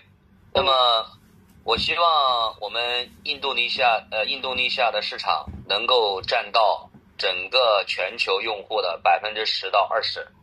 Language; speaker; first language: Chinese; native; Chinese